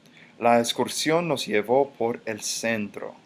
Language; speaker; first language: Spanish; non-native, fluent; English